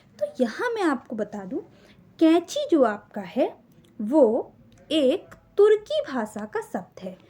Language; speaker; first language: Hindi; native; Hindi